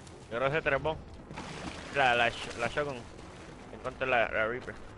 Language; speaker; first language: Spanish; early bilingual, heritage; Spanish